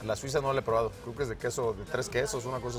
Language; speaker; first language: Spanish; native; Spanish